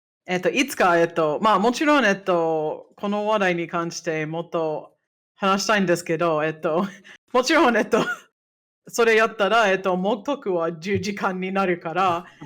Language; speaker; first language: Japanese; non-native, fluent; English